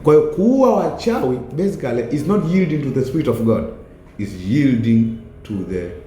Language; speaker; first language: English; non-native, local second language; Swahili